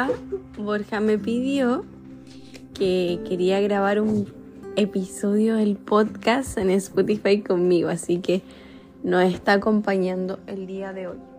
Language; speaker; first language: Spanish; native; Spanish